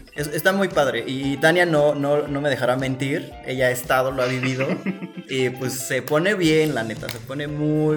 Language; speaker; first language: Spanish; native; Spanish